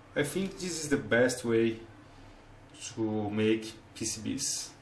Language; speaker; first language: English; non-native, fluent; Portuguese